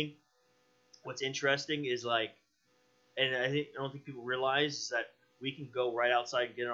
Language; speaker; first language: English; native; English